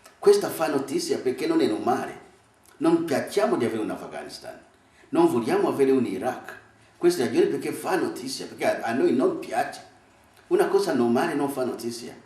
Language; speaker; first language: Italian; non-native, fluent; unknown